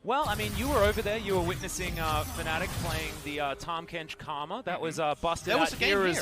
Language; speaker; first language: English; native; English